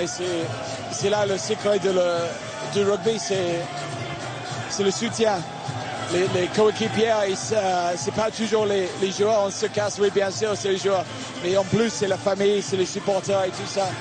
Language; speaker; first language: French; non-native, fluent; English